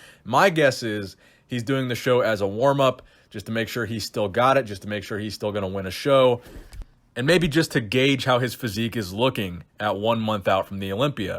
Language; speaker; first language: English; native; English